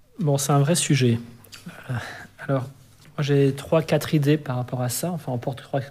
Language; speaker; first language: French; native; French